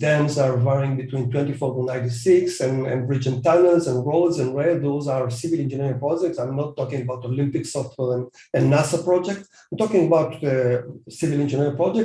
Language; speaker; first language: English; non-native, fluent; Hebrew